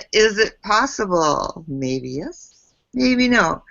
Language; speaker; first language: English; native; English